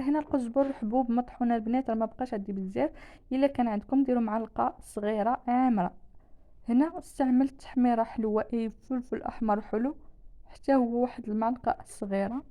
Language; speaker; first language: Arabic; native; Arabic